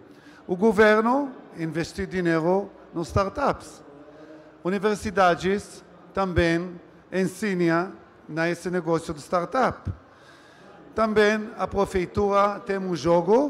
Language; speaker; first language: Portuguese; non-native, learner; Hebrew